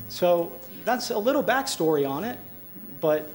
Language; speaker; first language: English; native; English